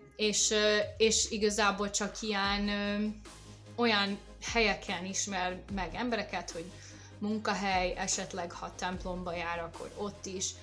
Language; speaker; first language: Hungarian; non-native, fluent; English